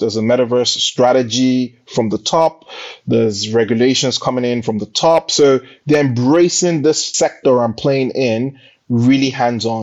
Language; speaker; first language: English; non-native, local second language; Yoruba